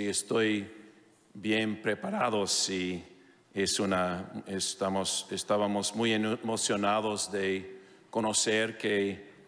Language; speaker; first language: Spanish; non-native, fluent; English